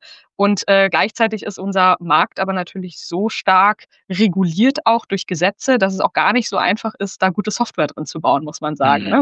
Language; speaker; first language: German; native; German